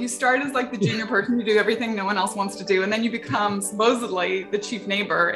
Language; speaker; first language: English; native; English